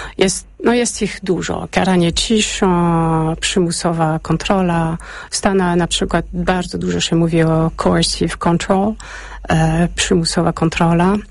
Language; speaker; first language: Polish; early bilingual, heritage; Polish